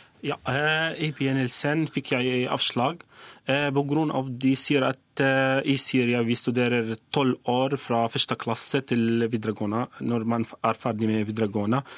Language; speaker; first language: Norwegian; non-native, learner; Arabic